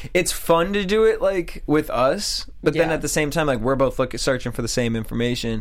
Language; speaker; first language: English; native; English